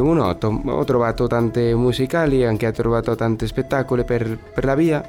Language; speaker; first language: Italian; non-native, learner; Spanish